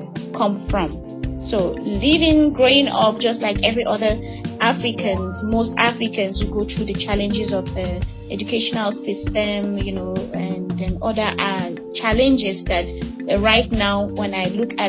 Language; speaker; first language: English; non-native, local second language; Hausa